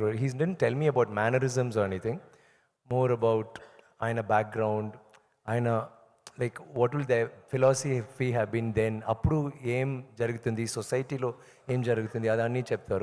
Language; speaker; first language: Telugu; non-native, learner; Tamil